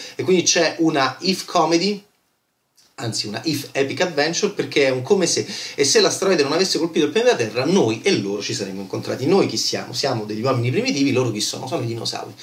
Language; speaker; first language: Italian; native; Italian